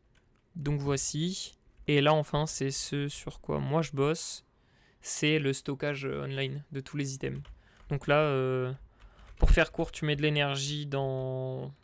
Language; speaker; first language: French; native; French